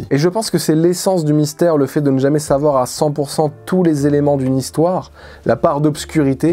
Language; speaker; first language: French; native; French